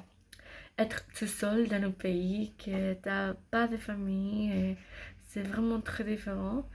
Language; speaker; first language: French; non-native, learner; English